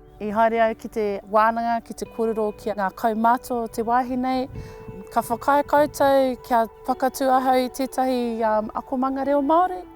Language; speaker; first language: Māori; non-native, local second language; English